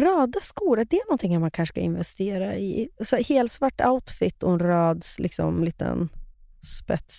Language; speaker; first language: Swedish; native; Swedish